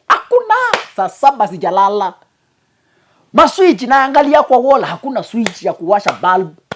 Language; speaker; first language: Swahili; non-native, local second language; Gusii